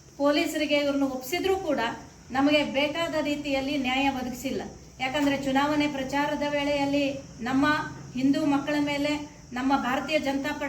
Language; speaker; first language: Kannada; native; Kannada